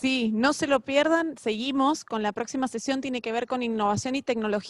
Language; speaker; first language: Spanish; native; Spanish